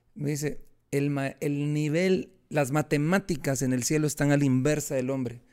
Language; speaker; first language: Spanish; native; Spanish